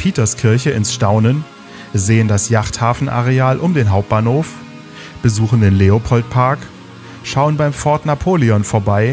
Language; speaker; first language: German; native; German